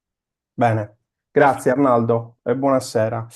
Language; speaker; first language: Italian; native; Italian